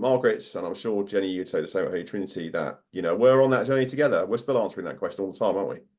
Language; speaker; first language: English; native; English